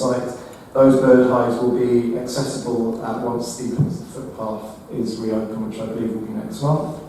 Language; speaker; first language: English; native; English